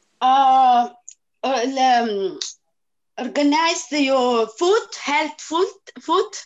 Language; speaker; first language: English; non-native, learner; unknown